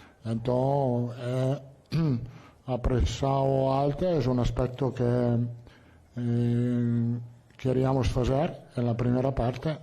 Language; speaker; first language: Portuguese; non-native, learner; Italian